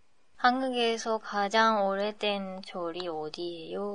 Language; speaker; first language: Korean; non-native, learner; Japanese